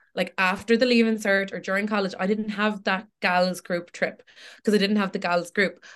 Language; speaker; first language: English; native; English